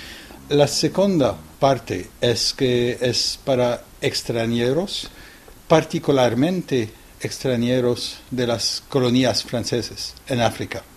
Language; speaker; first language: Spanish; non-native, fluent; French